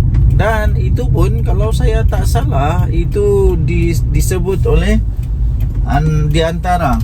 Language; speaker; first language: Malay; native; Malay